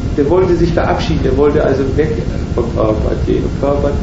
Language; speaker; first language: German; native; German